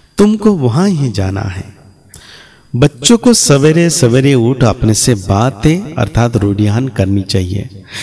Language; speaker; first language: Hindi; native; Hindi